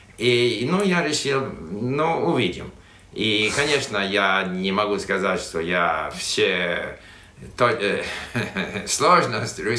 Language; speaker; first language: Russian; non-native, fluent; English